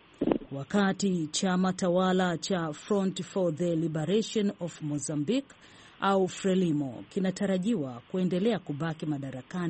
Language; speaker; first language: Swahili; native; Swahili